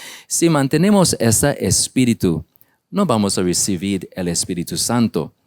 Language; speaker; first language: Spanish; non-native, learner; English